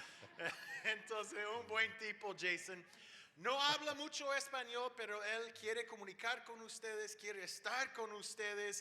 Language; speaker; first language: Spanish; non-native, fluent; English